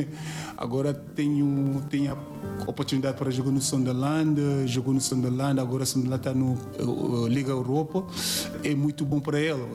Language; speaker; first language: Portuguese; non-native, learner; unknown